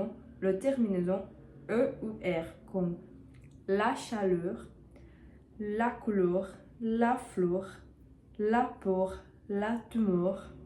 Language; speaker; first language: French; non-native, learner; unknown